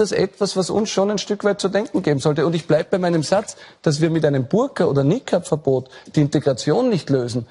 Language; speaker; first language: German; native; German